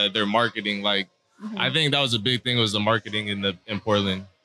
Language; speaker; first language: English; native; English